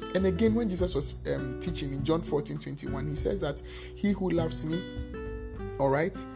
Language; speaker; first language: English; non-native, local second language; Akan